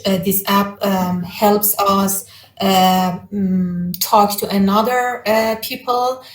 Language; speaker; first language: English; non-native, learner; Persian